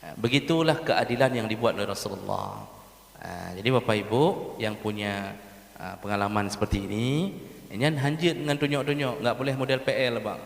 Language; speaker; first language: Malay; non-native, local second language; Achinese